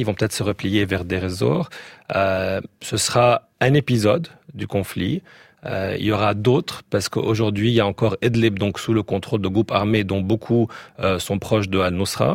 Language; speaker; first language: French; native; French